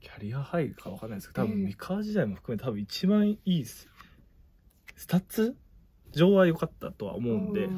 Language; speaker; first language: Japanese; native; Japanese